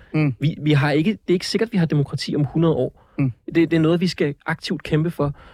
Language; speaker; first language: Danish; early bilingual, other home language; Central Kurdish